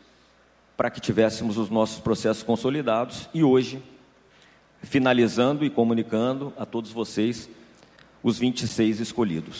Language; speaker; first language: Portuguese; native; Portuguese